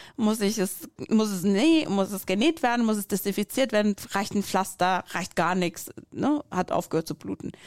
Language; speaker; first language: German; non-native, fluent; Persian